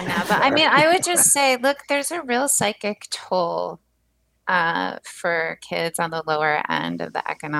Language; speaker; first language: English; native; English